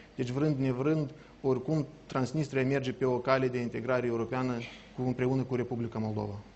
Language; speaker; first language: Romanian; native; Romanian